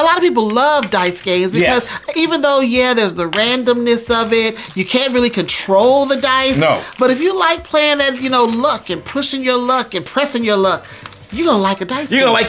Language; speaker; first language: English; native; English